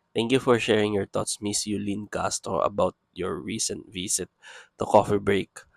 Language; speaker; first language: English; non-native, local second language; Filipino